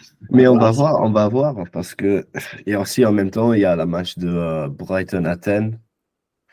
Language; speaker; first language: French; non-native, fluent; English